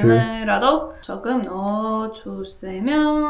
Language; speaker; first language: Korean; non-native, learner; Russian